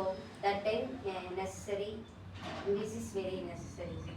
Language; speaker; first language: English; non-native, learner; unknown